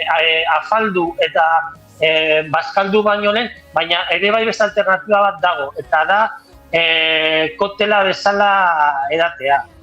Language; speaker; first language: Basque; non-native, local second language; Spanish